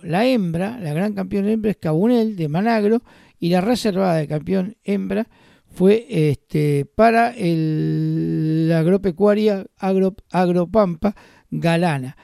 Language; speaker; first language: Spanish; native; Spanish